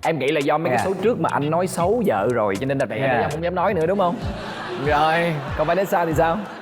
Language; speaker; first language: Vietnamese; native; Vietnamese